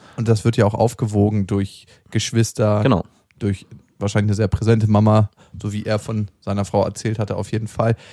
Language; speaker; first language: German; native; German